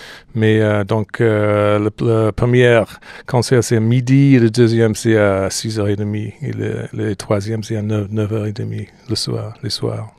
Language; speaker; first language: French; non-native, fluent; English